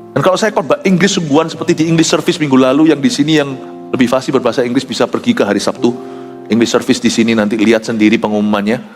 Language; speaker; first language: Indonesian; native; Indonesian